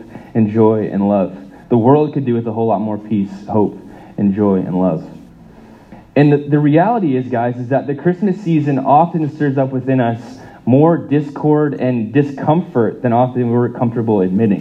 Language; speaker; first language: English; native; English